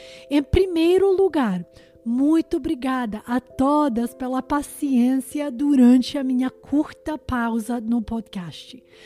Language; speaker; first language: Portuguese; non-native, learner; Albanian